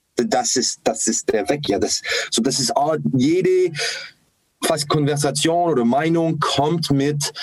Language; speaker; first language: German; non-native, fluent; English